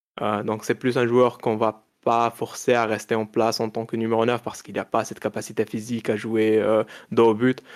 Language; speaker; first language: French; non-native, local second language; Arabic